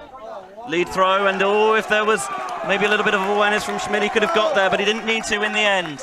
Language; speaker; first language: English; native; English